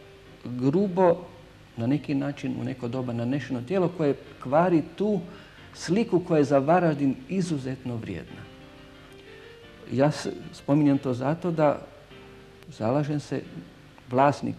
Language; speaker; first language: Croatian; native; Croatian